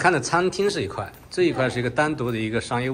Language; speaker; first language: Chinese; native; Chinese